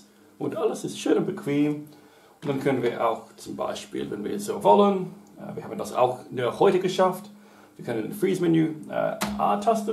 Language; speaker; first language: German; non-native, learner; English